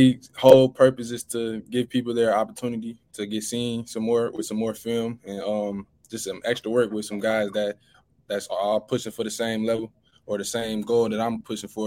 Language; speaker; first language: English; native; English